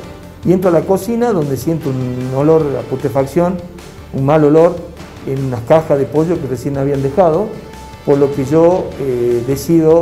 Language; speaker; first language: Spanish; native; Spanish